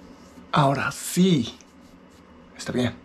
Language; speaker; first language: Spanish; non-native, learner; Japanese